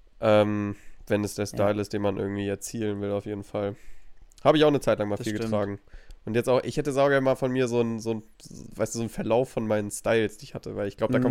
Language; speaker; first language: German; native; German